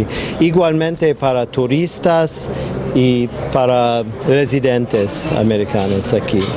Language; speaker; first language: Spanish; non-native, fluent; English